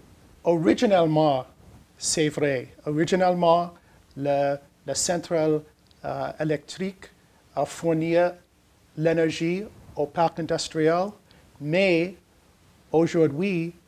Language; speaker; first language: French; non-native, learner; English